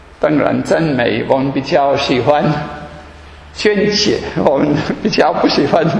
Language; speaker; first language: Chinese; non-native, fluent; German